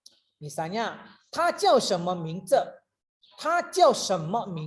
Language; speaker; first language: Chinese; non-native, fluent; Indonesian